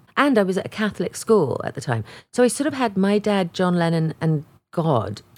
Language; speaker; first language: English; native; English